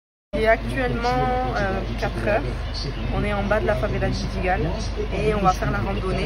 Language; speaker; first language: French; native; French